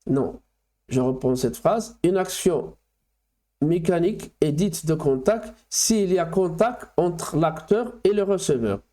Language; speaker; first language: French; non-native, local second language; Arabic